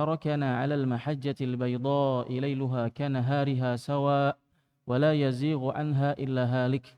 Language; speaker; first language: Arabic; non-native, fluent; Indonesian